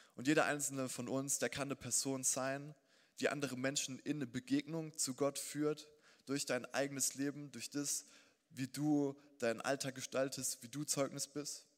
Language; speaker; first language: German; native; German